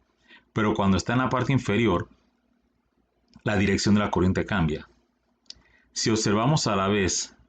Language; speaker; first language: Spanish; native; Spanish